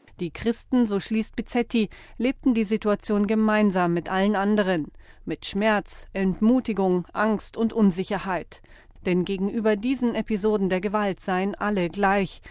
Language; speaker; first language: German; native; German